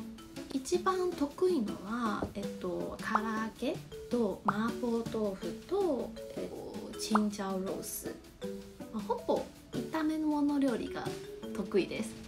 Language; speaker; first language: Japanese; non-native, fluent; Chinese